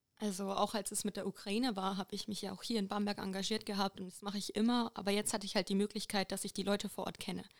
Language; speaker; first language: German; native; German